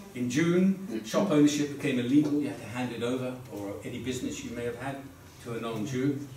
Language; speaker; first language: English; early bilingual, other home language; Dutch